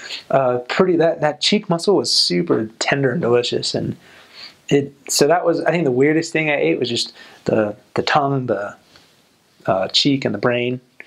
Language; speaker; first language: English; native; English